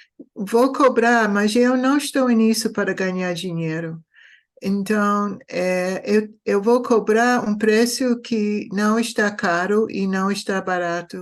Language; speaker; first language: Portuguese; non-native, fluent; English